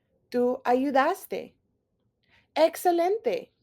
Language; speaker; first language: Spanish; non-native, fluent; English